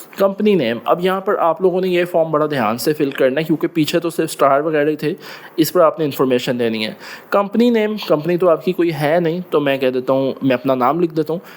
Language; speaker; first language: Urdu; non-native, local second language; Punjabi